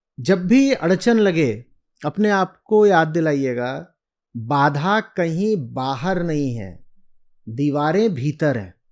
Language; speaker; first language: Hindi; native; Hindi